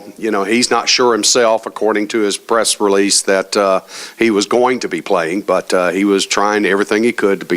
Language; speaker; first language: English; native; English